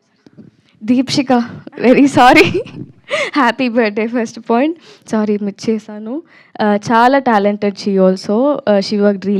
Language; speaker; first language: Telugu; non-native, learner; Tamil